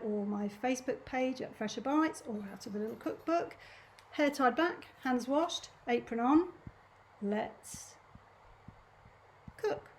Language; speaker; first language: English; native; English